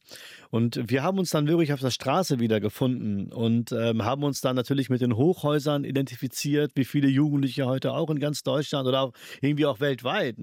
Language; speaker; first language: German; early bilingual, other home language; Urdu